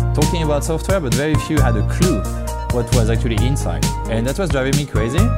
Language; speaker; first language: English; non-native, fluent; French